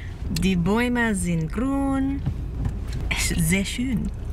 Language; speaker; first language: German; non-native, learner; English